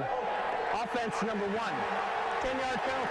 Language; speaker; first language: English; native; English